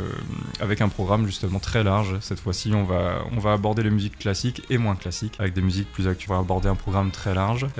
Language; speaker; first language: French; native; French